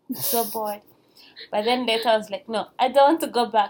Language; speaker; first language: English; non-native, local second language; Kinyarwanda